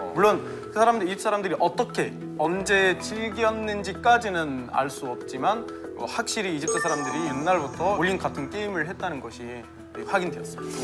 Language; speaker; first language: Korean; non-native, fluent; Arabic